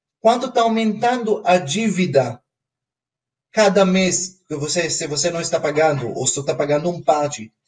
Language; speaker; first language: Portuguese; non-native, fluent; Hebrew